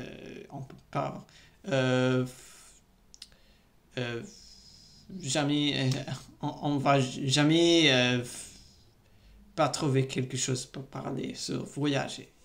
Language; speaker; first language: French; non-native, learner; English